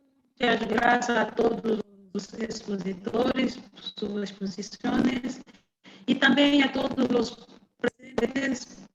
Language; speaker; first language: Spanish; non-native, fluent; Portuguese